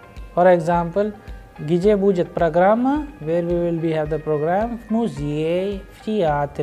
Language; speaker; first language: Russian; non-native, fluent; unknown